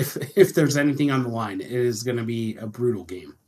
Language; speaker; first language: English; native; English